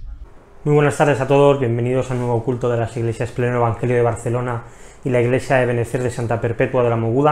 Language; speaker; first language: Spanish; native; Spanish